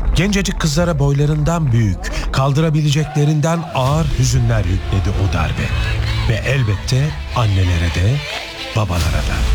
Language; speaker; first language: Turkish; native; Turkish